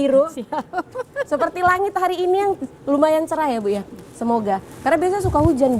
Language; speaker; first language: Indonesian; native; Indonesian